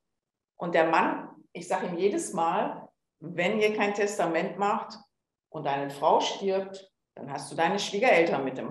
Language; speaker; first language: German; native; German